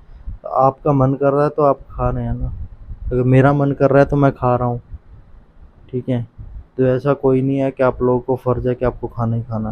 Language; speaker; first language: Hindi; native; Hindi